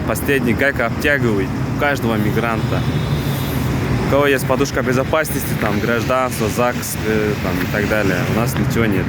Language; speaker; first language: Russian; non-native, local second language; Kyrgyz